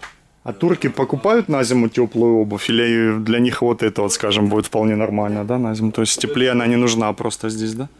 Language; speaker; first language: Russian; native; Russian